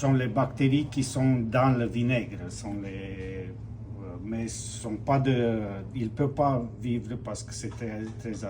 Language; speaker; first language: French; non-native, fluent; Romanian